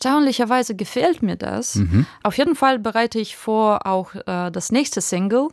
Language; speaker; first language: German; non-native, fluent; Russian